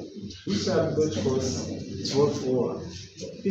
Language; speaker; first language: German; non-native, learner; Kinyarwanda